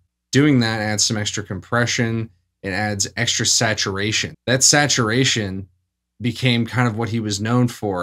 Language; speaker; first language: English; native; English